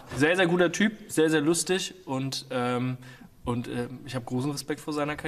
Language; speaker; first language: German; native; German